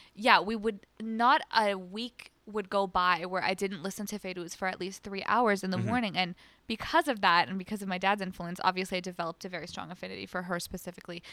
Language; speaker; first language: English; early bilingual, other home language; Arabic